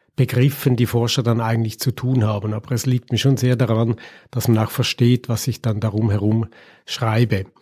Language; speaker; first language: German; native; German